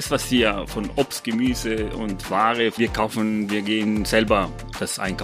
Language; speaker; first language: German; non-native, fluent; Italian